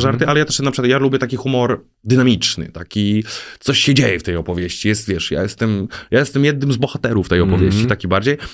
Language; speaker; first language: Polish; native; Polish